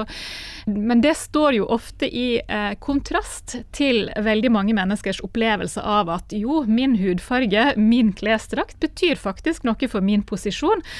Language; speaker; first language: Norwegian; native; Norwegian